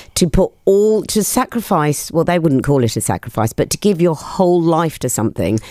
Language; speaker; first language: English; native; English